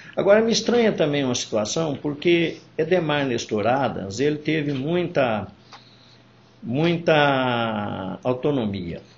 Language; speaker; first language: Portuguese; native; Portuguese